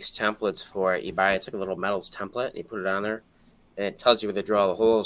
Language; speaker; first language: English; native; English